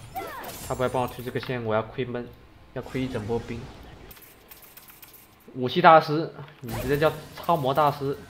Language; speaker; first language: Chinese; native; Chinese